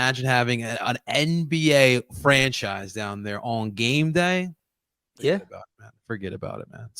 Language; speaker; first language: English; native; English